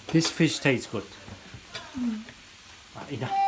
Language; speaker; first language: English; non-native, learner; Chinese